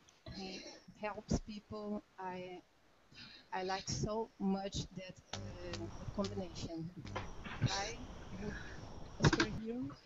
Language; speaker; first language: English; non-native, learner; Portuguese